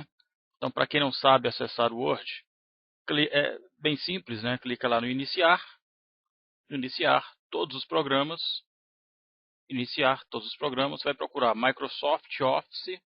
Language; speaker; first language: Portuguese; native; Portuguese